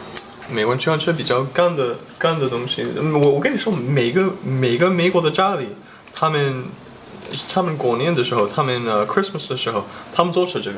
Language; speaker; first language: Chinese; non-native, fluent; English